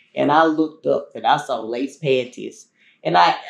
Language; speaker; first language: English; native; English